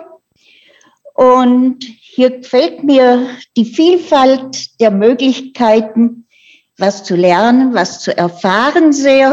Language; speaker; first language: German; native; German